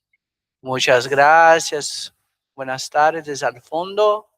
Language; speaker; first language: Spanish; non-native, fluent; Portuguese